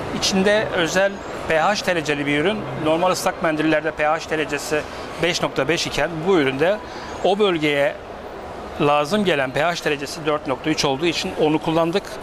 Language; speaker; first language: Turkish; native; Turkish